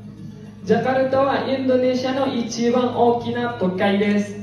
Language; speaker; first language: Japanese; non-native, learner; Indonesian